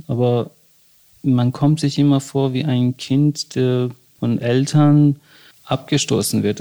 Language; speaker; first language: German; non-native, fluent; Persian